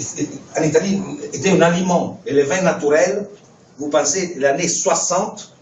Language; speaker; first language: French; non-native, fluent; Italian